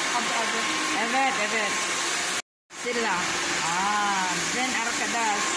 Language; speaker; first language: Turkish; non-native, learner; Filipino